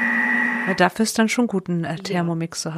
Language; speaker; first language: German; native; German